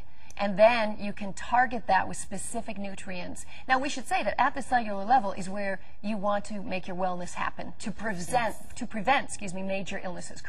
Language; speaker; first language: English; native; English